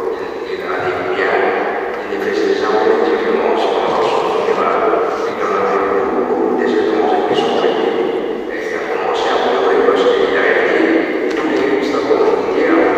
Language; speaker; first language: French; non-native, local second language; Morisyen